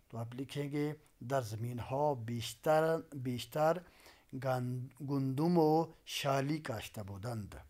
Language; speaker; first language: Persian; non-native, local second language; Urdu